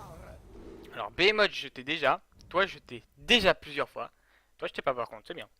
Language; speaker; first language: French; native; French